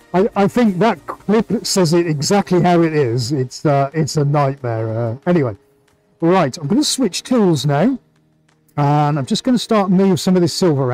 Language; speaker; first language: English; native; English